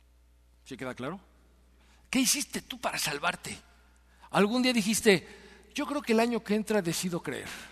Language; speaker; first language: Spanish; native; Spanish